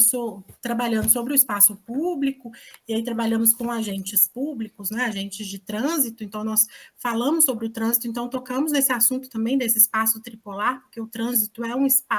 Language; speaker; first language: Portuguese; native; Portuguese